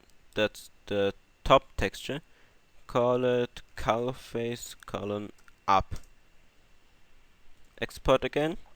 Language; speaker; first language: English; non-native, fluent; German